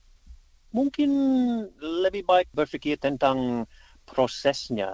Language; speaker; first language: Indonesian; non-native, learner; English